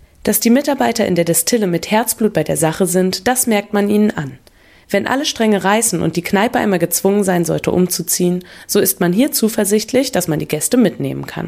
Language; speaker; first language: German; native; German